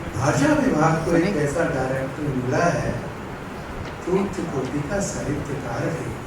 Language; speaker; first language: Hindi; non-native, local second language; Punjabi